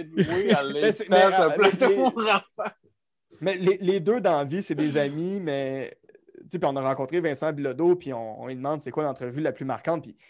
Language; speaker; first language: French; native; French